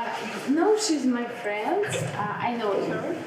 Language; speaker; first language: English; non-native, learner; Russian